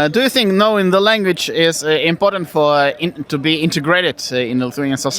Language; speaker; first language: English; non-native, fluent; Lithuanian